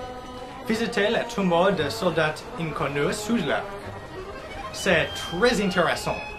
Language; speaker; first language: French; non-native, learner; English